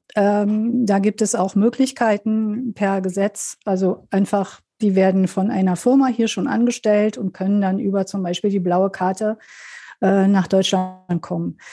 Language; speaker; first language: German; native; German